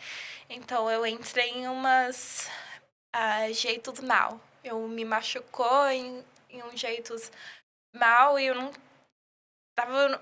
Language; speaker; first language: Portuguese; early bilingual, heritage; English